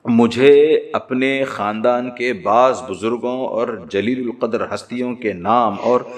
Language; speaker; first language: Urdu; native; Urdu